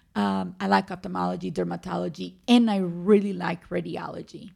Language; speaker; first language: English; non-native, fluent; Spanish